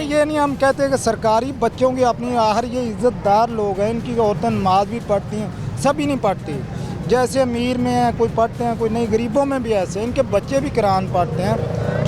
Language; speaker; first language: Urdu; non-native, local second language; Punjabi